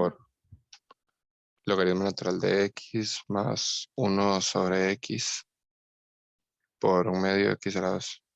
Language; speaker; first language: Spanish; native; Spanish